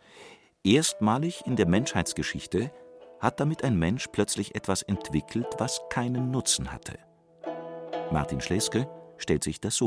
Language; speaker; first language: German; native; German